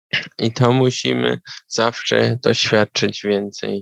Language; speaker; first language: Polish; non-native, learner; German